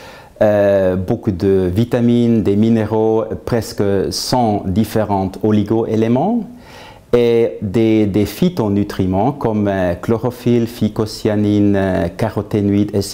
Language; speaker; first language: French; non-native, fluent; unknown